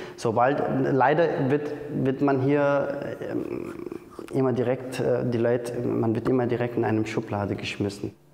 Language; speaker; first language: German; non-native, fluent; Arabic